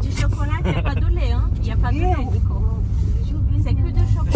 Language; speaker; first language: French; non-native, learner; Portuguese